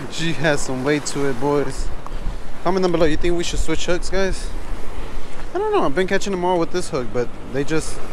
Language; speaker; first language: English; native; English